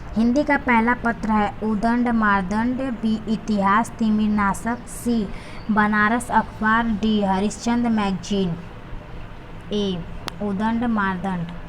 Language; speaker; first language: Hindi; native; Hindi